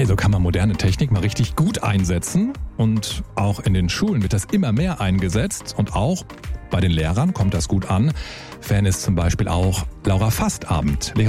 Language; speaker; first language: German; native; German